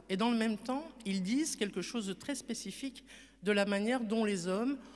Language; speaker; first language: French; native; French